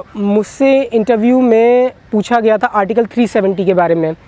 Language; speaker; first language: Hindi; native; Hindi